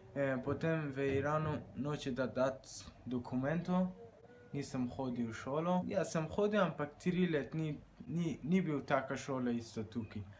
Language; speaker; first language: Slovenian; non-native, learner; Persian